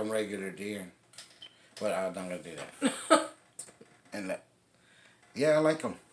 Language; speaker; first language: English; native; English